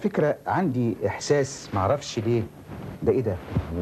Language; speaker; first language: Arabic; native; Arabic